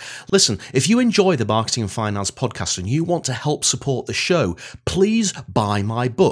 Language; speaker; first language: English; native; English